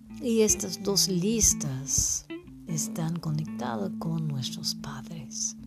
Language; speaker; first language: Spanish; non-native, fluent; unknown